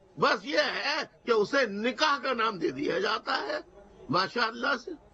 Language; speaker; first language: Urdu; native; Urdu